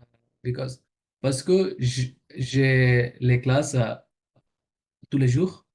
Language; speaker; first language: French; non-native, learner; Bangla